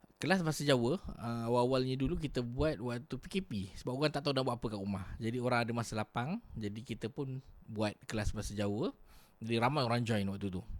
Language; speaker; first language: Malay; native; Malay